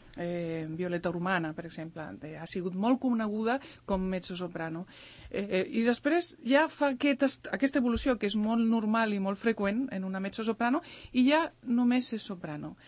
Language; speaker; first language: Catalan; early bilingual, other home language; Spanish